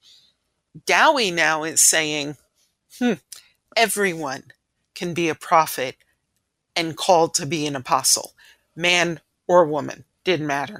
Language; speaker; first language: English; native; English